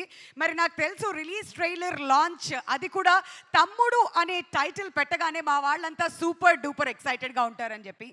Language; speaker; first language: Telugu; native; Telugu